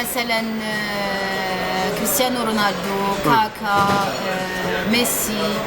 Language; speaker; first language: Arabic; native; Arabic